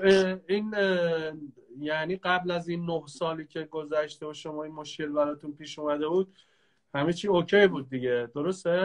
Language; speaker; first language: Persian; native; Persian